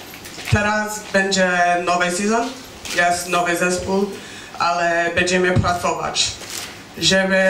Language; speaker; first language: Polish; non-native, learner; English